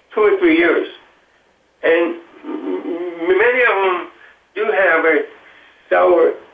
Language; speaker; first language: English; native; English